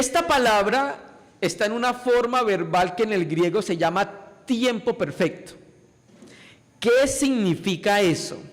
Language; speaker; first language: Spanish; native; Spanish